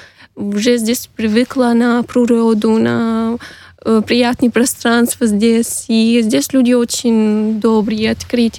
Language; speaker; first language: Russian; non-native, learner; Arabic